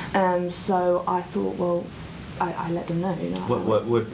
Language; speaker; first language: English; native; English